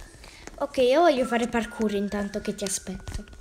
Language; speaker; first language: Italian; native; Italian